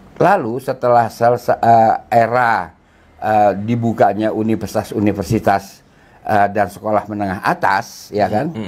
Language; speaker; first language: Indonesian; native; Indonesian